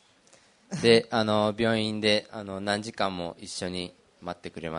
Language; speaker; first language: Japanese; early bilingual, other home language; Portuguese